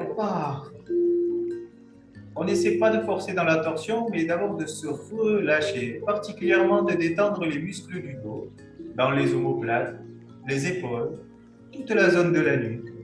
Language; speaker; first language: French; native; French